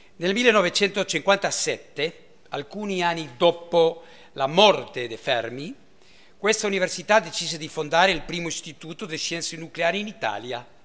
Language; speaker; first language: Italian; early bilingual, heritage; Italian